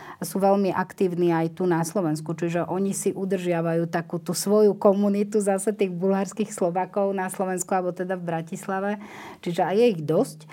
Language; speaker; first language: Slovak; native; Slovak